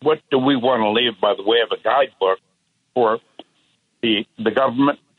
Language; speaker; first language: English; native; English